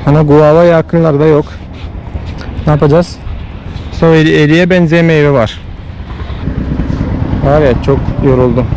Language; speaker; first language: Turkish; non-native, fluent; Malayalam